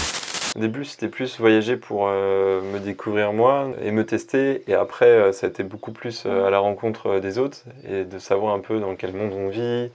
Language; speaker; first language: French; native; French